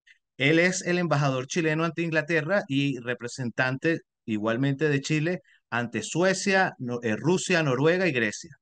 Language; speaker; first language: Spanish; native; Spanish